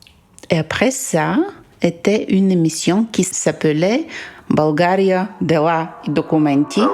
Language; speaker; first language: French; non-native, fluent; Bulgarian